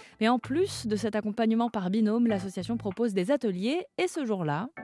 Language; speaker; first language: French; native; French